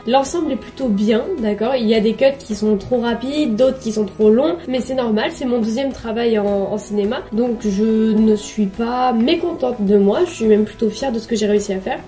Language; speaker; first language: French; native; French